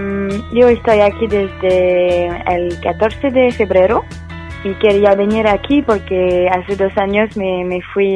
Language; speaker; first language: Spanish; non-native, fluent; French